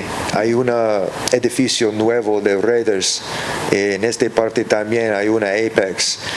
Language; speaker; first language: Spanish; early bilingual, heritage; English